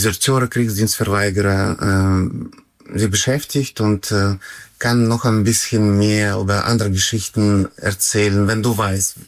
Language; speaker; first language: German; non-native, learner; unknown